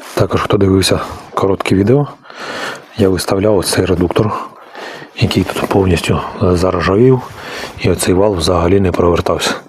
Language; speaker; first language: Ukrainian; native; Ukrainian